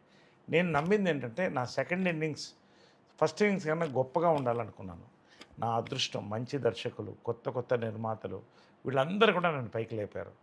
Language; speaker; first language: Telugu; native; Telugu